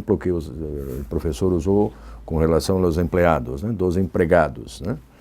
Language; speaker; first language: Spanish; non-native, fluent; Portuguese